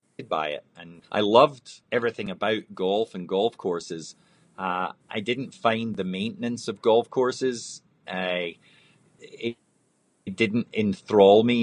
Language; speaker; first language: English; native; English